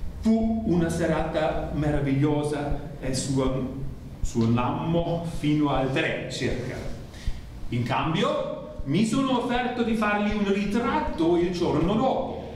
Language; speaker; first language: Italian; non-native, learner; German